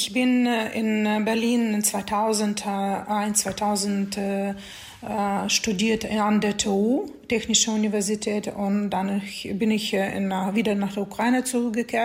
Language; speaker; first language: German; non-native, learner; Ukrainian